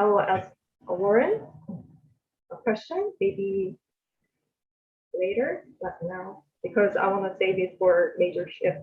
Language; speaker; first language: English; non-native, fluent; Korean